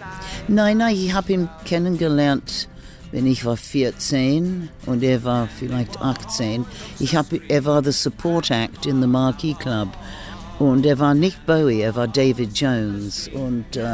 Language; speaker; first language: German; non-native, learner; English